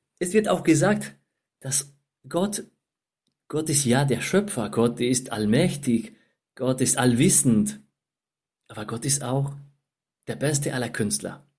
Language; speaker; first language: German; non-native, fluent; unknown